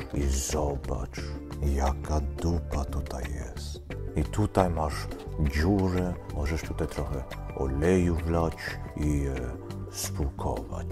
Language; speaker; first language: Polish; early bilingual, heritage; Polish